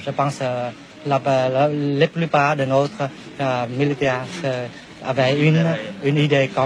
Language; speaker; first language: French; non-native, local second language; Vietnamese